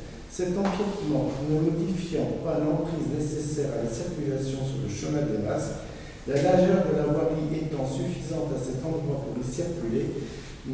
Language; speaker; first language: French; native; French